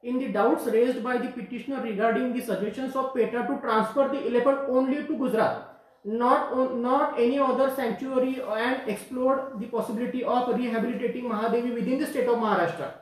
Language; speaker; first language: English; non-native, local second language; Marathi